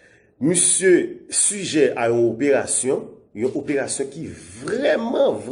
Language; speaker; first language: French; non-native, learner; Haitian Creole